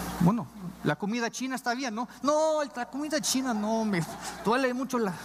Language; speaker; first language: Spanish; non-native, fluent; English